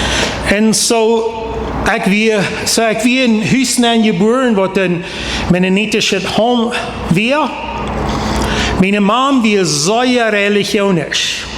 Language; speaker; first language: German; non-native, learner; Plautdietsch